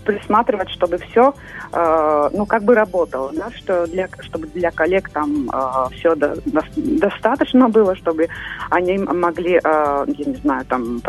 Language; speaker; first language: Russian; non-native, local second language; Latvian